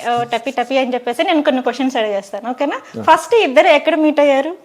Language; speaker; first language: Telugu; native; Telugu